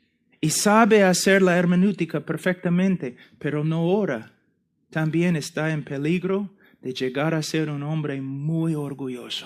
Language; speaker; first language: Spanish; non-native, fluent; English